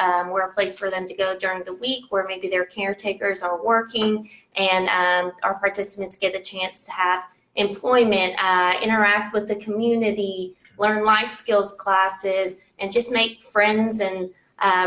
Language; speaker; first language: English; native; English